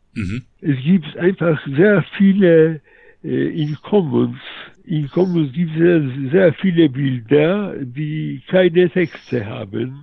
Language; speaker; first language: German; early bilingual, heritage; Polish